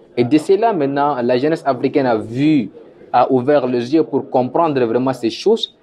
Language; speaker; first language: French; non-native, local second language; Sango